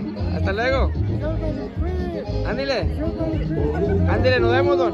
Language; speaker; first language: Spanish; native; Spanish